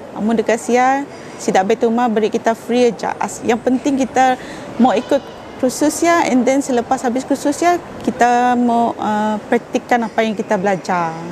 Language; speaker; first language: Malay; non-native, local second language; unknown